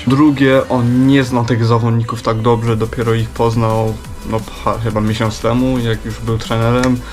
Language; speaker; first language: Polish; early bilingual, heritage; Polish